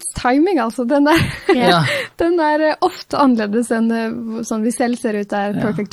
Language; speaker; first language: Norwegian; native; Norwegian